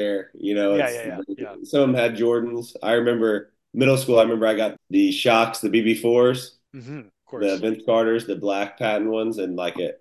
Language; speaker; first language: English; native; English